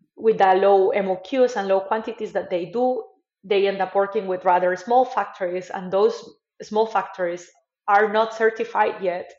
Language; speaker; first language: English; non-native, fluent; Spanish